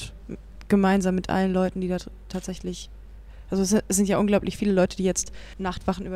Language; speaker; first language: German; native; German